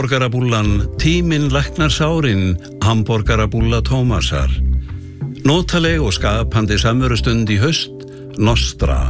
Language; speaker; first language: Icelandic; native; Icelandic